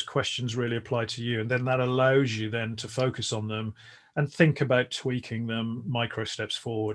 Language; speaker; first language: English; native; English